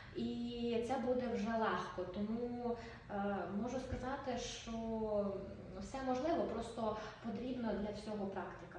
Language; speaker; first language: Ukrainian; non-native, local second language; Russian